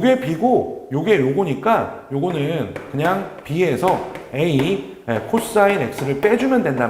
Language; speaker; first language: Korean; native; Korean